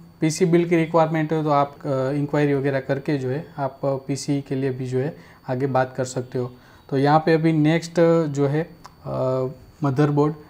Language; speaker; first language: Hindi; non-native, local second language; Gujarati